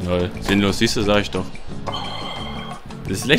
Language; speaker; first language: German; native; German